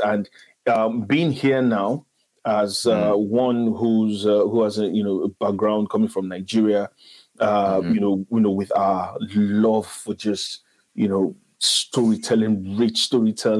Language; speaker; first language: English; non-native, local second language; Igbo